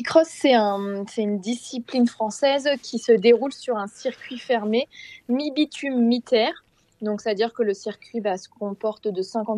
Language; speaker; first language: French; native; French